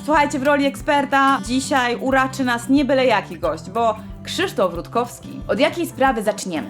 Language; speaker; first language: Polish; native; Polish